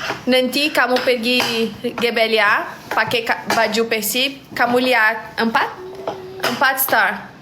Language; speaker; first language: Indonesian; non-native, learner; Portuguese